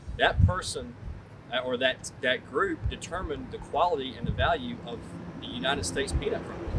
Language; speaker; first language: English; native; English